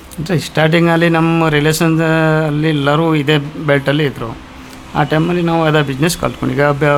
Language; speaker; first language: Kannada; non-native, fluent; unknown